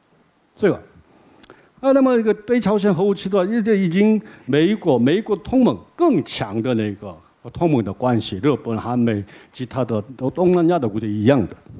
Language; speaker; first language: Chinese; non-native, learner; Korean